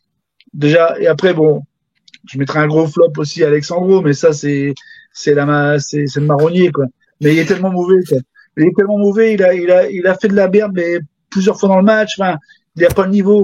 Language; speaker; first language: French; native; French